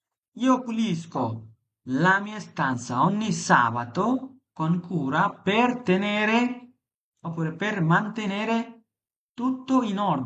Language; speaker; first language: Italian; non-native, fluent; Bangla